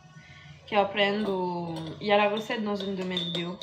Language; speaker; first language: Portuguese; non-native, learner; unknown